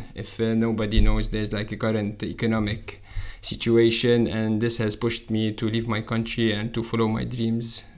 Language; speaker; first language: English; non-native, fluent; Arabic